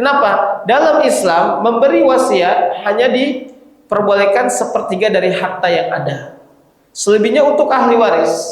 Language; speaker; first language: Indonesian; native; Indonesian